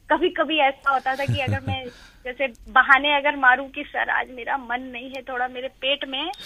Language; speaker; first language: Hindi; native; Hindi